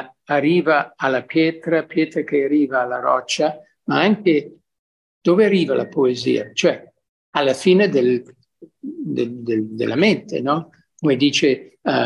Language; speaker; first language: Italian; non-native, fluent; English